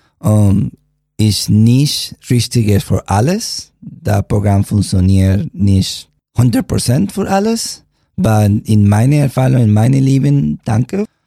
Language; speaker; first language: German; non-native, learner; Spanish